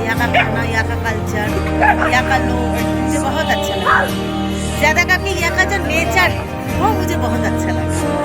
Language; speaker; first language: Hindi; non-native, local second language; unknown